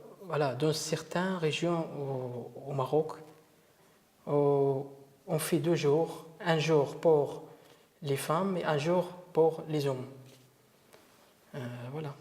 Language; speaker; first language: French; non-native, learner; Arabic